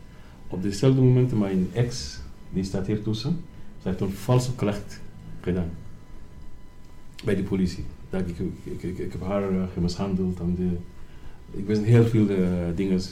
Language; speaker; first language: Dutch; non-native, learner; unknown